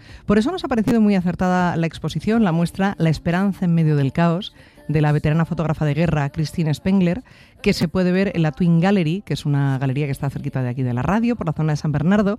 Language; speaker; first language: Spanish; native; Spanish